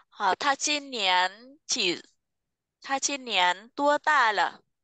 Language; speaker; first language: Chinese; non-native, fluent; Vietnamese